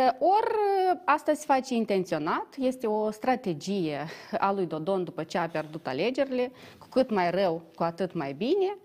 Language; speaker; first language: Romanian; native; Romanian